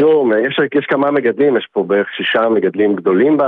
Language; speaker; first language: Hebrew; native; Hebrew